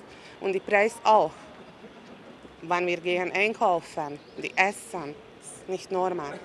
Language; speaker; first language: German; non-native, learner; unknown